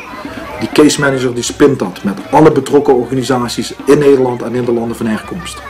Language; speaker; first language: Dutch; native; Dutch